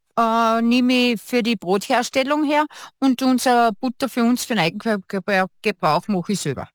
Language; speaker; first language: German; native; German